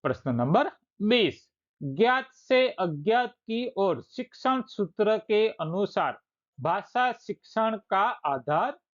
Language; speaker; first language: Hindi; non-native, local second language; Gujarati